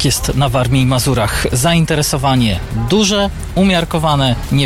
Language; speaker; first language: Polish; native; Polish